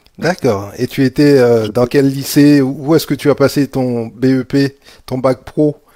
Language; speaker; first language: French; native; French